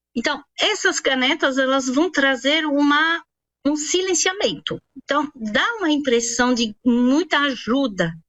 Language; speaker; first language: Portuguese; non-native, fluent; French